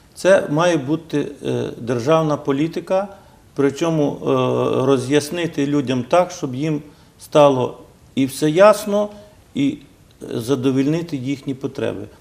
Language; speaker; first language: Ukrainian; native; Ukrainian